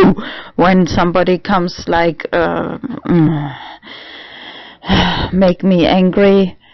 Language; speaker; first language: English; non-native, learner; German